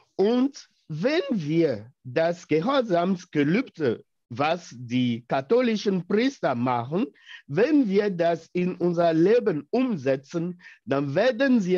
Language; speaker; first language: German; non-native, fluent; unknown